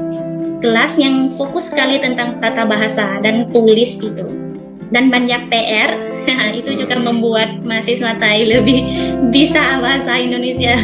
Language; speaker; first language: Indonesian; non-native, learner; Thai